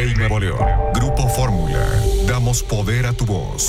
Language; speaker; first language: Spanish; native; Spanish